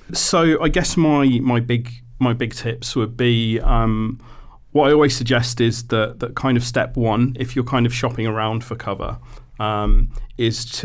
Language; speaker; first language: English; native; English